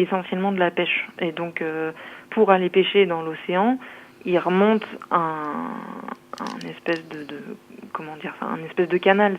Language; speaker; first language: French; native; French